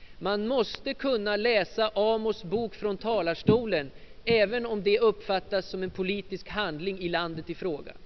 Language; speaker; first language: Swedish; native; Swedish